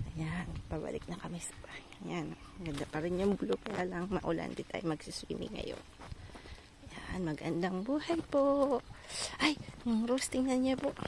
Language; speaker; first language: Filipino; native; Filipino